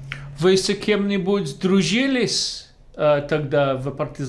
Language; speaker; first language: Russian; non-native, fluent; English